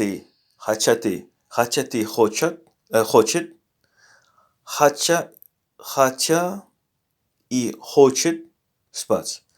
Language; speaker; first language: Russian; non-native, learner; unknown